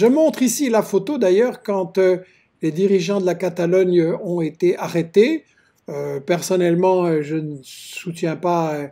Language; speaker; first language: French; native; French